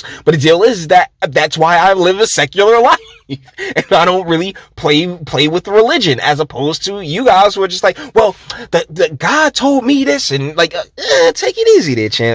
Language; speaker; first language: English; native; English